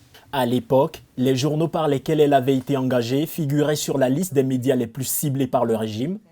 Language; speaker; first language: French; native; French